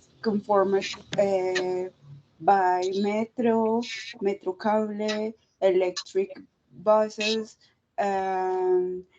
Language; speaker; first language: English; non-native, learner; Spanish